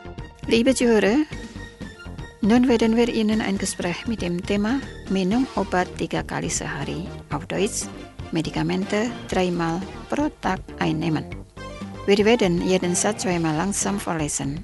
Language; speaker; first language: German; non-native, fluent; Indonesian